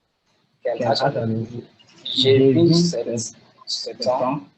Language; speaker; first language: French; non-native, learner; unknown